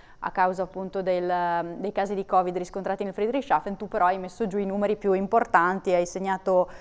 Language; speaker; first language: Italian; native; Italian